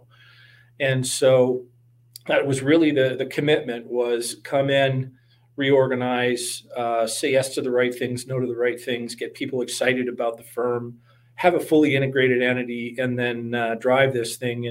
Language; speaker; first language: English; native; English